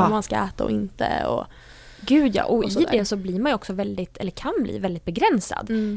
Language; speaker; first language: Swedish; native; Swedish